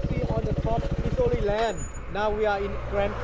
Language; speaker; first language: English; non-native, learner; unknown